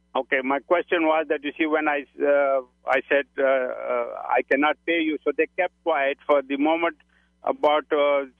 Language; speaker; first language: English; non-native, local second language; Urdu